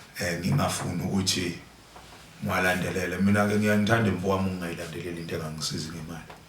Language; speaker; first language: Zulu; native; Zulu